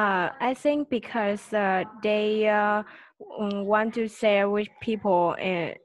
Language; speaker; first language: English; non-native, learner; Vietnamese